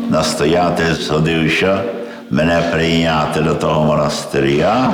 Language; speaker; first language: Ukrainian; early bilingual, heritage; Ukrainian